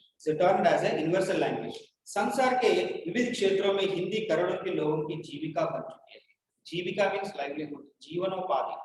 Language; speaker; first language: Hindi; non-native, local second language; Telugu